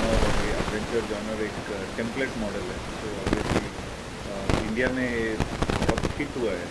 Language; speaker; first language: Hindi; non-native, local second language; Tamil